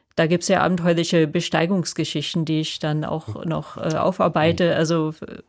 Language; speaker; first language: German; non-native, fluent; English